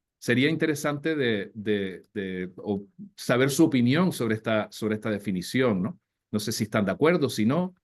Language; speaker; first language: Spanish; native; Spanish